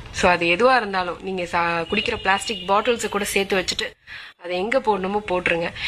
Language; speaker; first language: Tamil; non-native, local second language; Malayalam